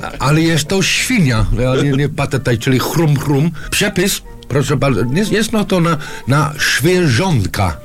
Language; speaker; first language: Polish; non-native, fluent; English